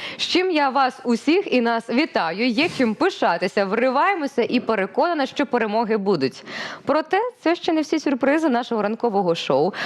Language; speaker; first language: Ukrainian; native; Ukrainian